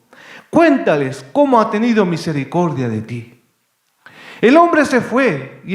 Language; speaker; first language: Spanish; native; Spanish